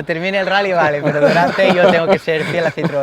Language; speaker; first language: Spanish; native; Spanish